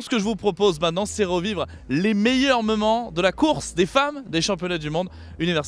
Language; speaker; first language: French; native; French